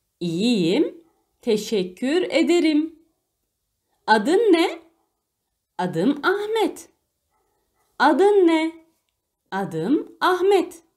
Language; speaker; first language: Turkish; non-native, fluent; Arabic